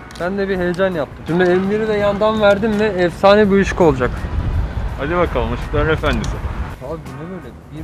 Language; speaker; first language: Turkish; native; Turkish